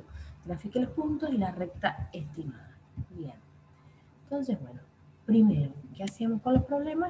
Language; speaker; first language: Spanish; native; Spanish